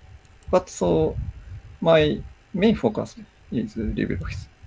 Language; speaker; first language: English; non-native, learner; Japanese